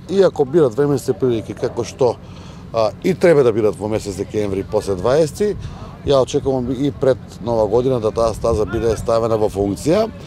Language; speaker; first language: Macedonian; native; Macedonian